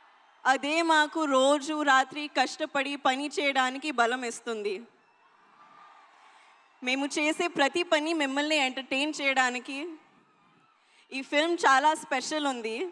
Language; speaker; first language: Telugu; non-native, learner; Hindi